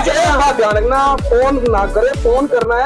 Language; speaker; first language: Hindi; native; Hindi